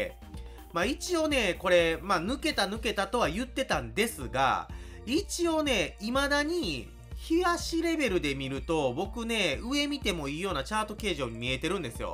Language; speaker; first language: Japanese; native; Japanese